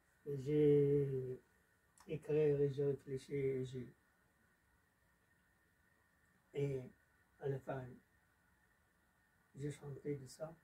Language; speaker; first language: French; non-native, learner; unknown